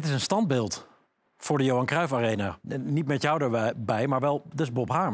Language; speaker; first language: Dutch; native; Dutch